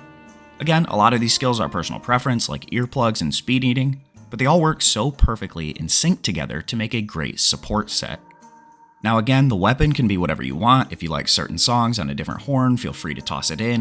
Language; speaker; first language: English; native; English